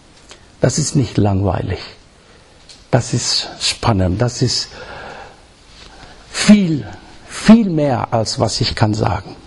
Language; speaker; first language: German; non-native, learner; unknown